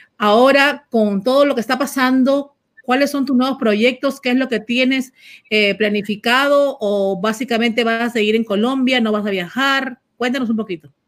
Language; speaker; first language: Spanish; native; Spanish